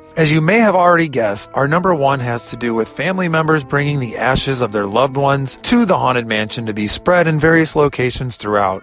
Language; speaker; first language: English; native; English